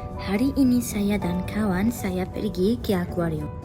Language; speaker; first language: Malay; non-native, learner; Arabic